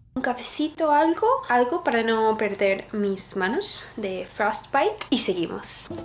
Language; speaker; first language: Spanish; non-native, fluent; English